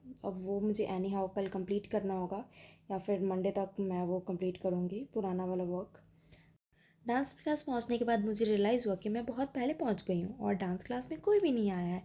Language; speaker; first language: Hindi; native; Hindi